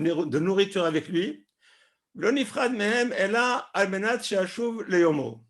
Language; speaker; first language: Hebrew; non-native, fluent; French